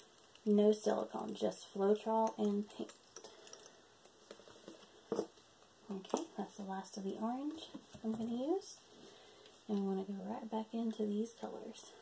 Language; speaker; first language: English; native; English